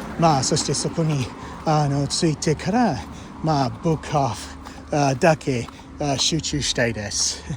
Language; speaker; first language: Japanese; non-native, fluent; English